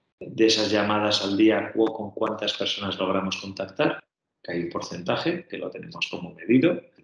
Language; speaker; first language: Spanish; native; Spanish